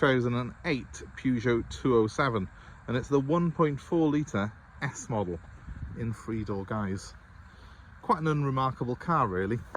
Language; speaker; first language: English; native; English